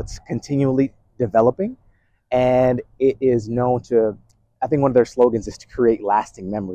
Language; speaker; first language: English; native; English